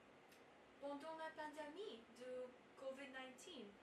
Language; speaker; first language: French; non-native, learner; English